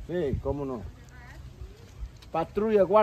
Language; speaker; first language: Spanish; non-native, local second language; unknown